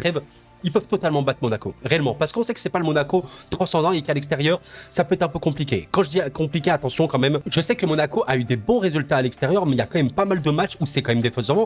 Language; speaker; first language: French; native; French